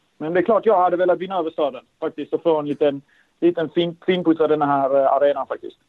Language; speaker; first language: Swedish; early bilingual, other home language; Kurdish